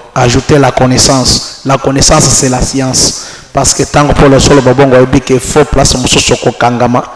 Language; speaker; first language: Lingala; non-native, local second language; Luba-Lulua